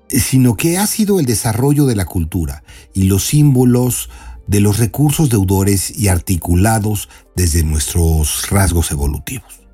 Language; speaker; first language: Spanish; native; Spanish